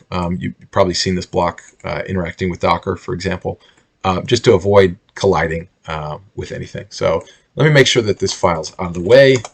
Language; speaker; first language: English; native; English